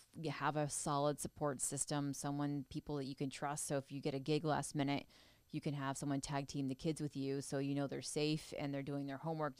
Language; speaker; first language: English; native; English